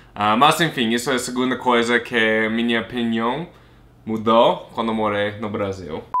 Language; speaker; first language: Portuguese; non-native, fluent; English